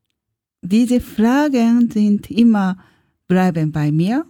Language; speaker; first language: German; non-native, learner; Japanese